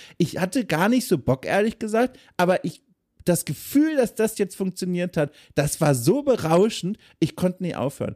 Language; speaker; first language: German; native; German